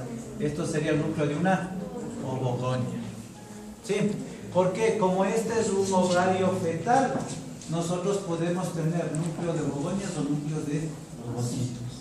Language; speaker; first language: Spanish; native; Spanish